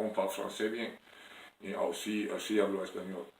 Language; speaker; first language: French; non-native, learner; English